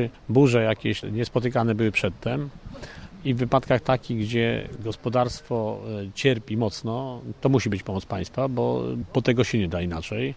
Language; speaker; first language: Polish; native; Polish